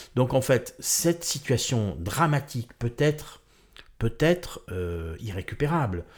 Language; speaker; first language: French; native; French